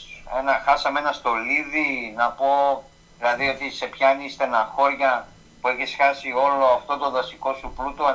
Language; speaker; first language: Greek; native; Greek